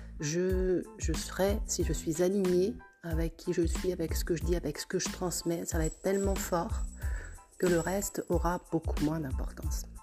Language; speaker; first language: French; native; French